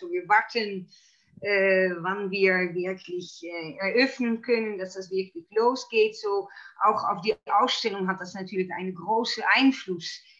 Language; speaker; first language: German; non-native, fluent; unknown